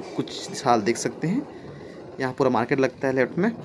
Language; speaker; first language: Hindi; native; Hindi